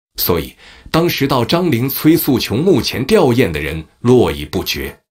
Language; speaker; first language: Chinese; native; Chinese